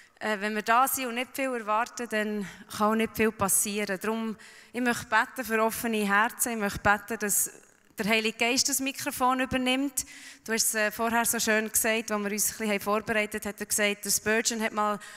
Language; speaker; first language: German; early bilingual, heritage; Swiss German